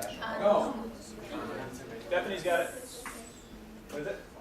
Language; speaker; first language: English; native; English